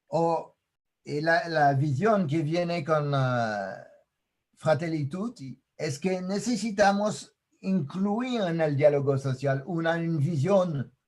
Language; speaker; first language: Spanish; non-native, fluent; French